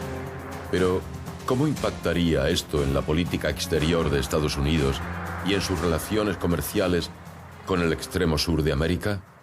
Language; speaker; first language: Spanish; native; Spanish